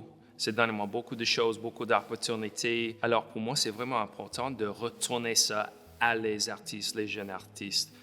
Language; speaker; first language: French; non-native, local second language; English